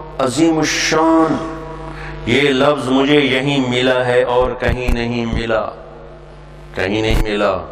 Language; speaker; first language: Urdu; non-native, local second language; Punjabi